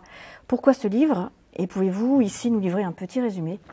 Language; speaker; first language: French; native; French